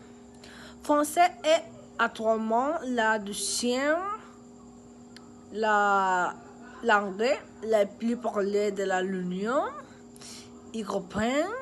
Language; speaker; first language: French; non-native, learner; Spanish